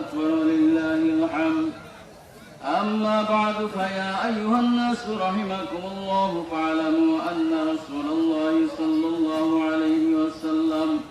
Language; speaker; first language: Arabic; non-native, fluent; Bangla